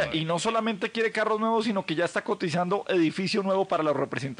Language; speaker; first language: Spanish; native; Spanish